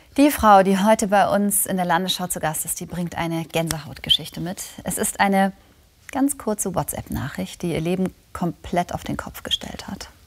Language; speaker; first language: German; native; German